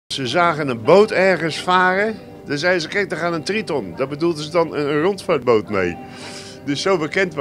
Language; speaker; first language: Dutch; native; Dutch